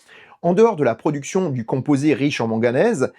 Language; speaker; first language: French; native; French